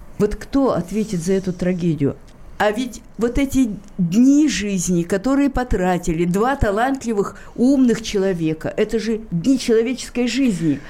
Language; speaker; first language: Russian; native; Russian